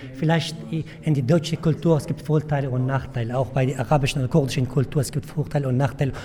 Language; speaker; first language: German; non-native, learner; Arabic